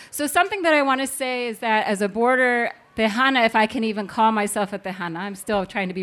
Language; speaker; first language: English; native; English